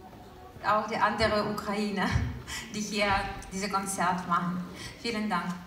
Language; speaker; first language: German; non-native, learner; Ukrainian